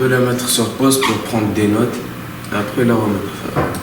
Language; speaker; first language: French; non-native, learner; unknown